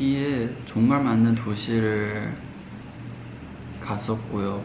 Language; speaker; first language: Korean; non-native, fluent; Chinese